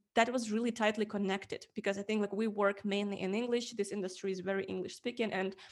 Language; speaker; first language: English; non-native, fluent; Ukrainian